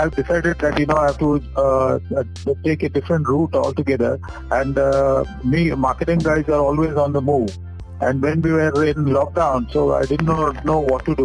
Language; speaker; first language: English; non-native, local second language; Telugu